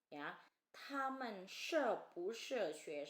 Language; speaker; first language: Chinese; non-native, fluent; Indonesian